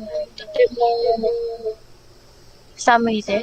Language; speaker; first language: Japanese; non-native, learner; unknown